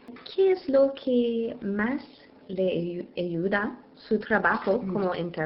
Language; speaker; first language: Spanish; non-native, learner; English